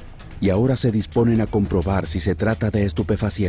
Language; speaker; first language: Spanish; native; Spanish